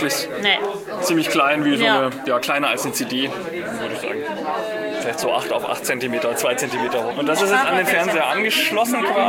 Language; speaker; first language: German; native; German